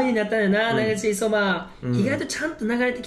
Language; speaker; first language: Japanese; native; Japanese